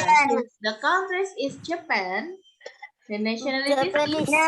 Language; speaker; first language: English; non-native, learner; Indonesian